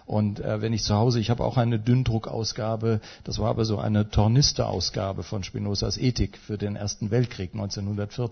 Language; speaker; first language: German; native; German